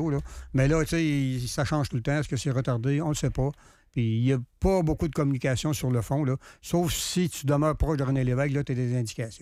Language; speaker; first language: French; native; French